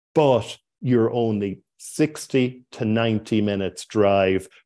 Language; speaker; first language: English; native; English